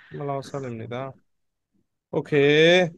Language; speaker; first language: Korean; non-native, learner; Bangla